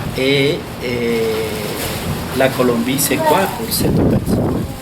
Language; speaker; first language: French; non-native, fluent; Spanish